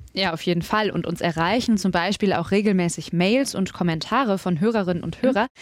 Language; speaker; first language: German; native; German